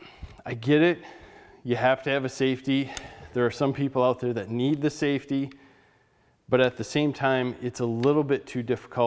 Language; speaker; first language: English; native; English